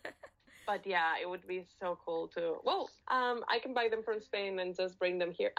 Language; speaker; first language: English; non-native, fluent; Catalan